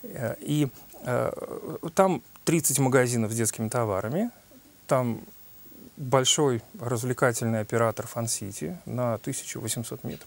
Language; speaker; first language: Russian; native; Russian